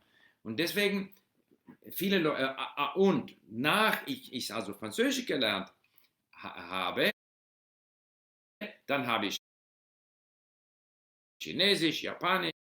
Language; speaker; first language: German; non-native, learner; English